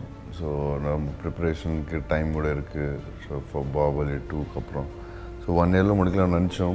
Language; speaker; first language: Tamil; non-native, local second language; Telugu